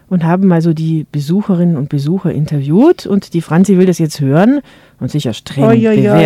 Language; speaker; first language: German; native; German